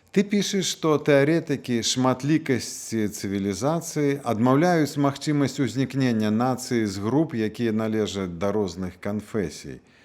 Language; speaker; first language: Belarusian; native; Belarusian